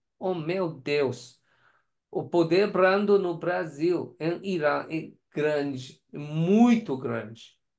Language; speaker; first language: Portuguese; non-native, learner; Persian